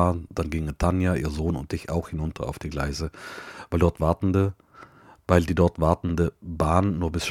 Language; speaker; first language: German; native; German